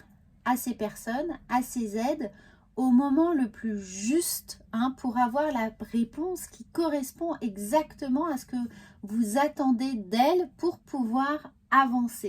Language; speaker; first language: French; native; French